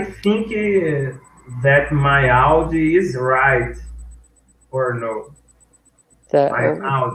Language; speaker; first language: English; non-native, learner; Portuguese